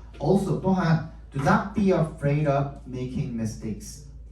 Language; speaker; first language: English; non-native, fluent; Korean